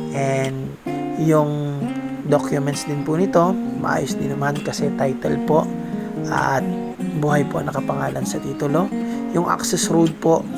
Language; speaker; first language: Filipino; non-native, local second language; Bikol